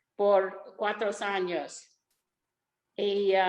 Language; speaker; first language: Spanish; early bilingual, other home language; Italian